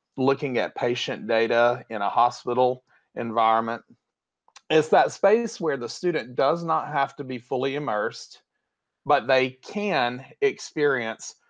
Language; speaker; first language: English; native; English